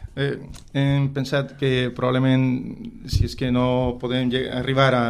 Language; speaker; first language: Catalan; non-native, local second language; Spanish